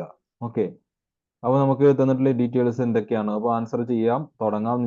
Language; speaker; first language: Malayalam; native; Malayalam